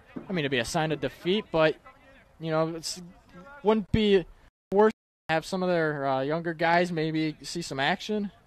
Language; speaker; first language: English; native; English